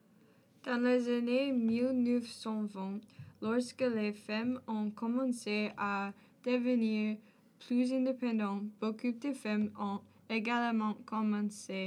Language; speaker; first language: French; non-native, learner; English